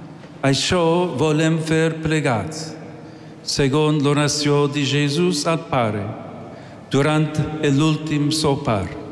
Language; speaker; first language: Catalan; non-native, learner; English